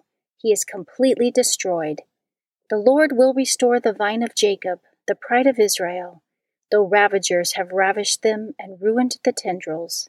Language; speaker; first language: English; native; English